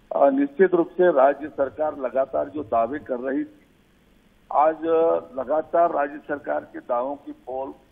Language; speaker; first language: Hindi; native; Hindi